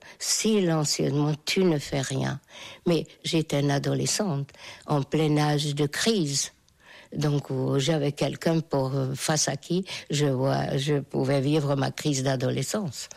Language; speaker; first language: French; non-native, fluent; Hungarian